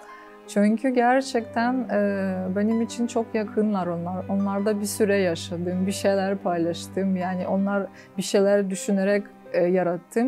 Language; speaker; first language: Turkish; non-native, fluent; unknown